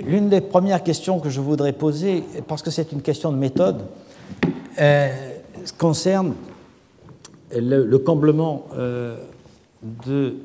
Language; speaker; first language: French; native; French